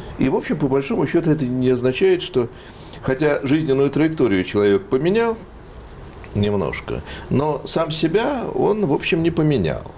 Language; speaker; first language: Russian; native; Russian